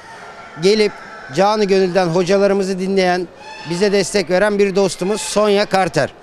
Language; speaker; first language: Turkish; native; Turkish